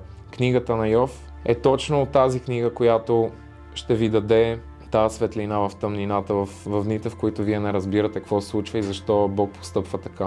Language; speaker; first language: Bulgarian; native; Bulgarian